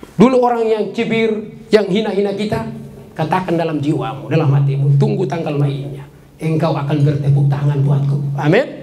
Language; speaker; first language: Indonesian; native; Indonesian